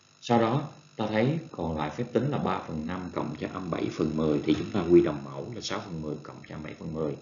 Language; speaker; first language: Vietnamese; native; Vietnamese